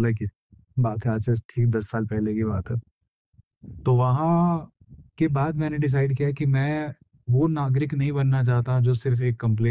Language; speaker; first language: Hindi; native; Hindi